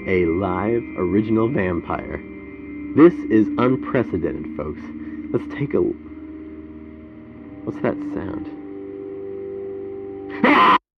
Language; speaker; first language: English; native; English